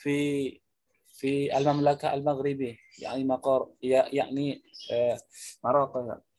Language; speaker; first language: Arabic; non-native, learner; Indonesian